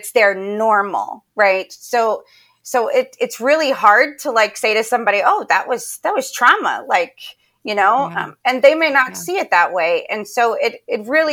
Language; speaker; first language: English; native; English